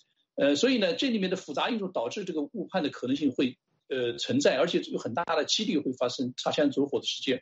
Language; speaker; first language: Chinese; native; Chinese